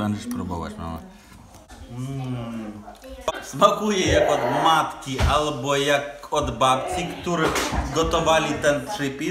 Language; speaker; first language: Polish; non-native, fluent; Ukrainian